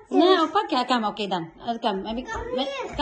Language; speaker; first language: Dutch; non-native, learner; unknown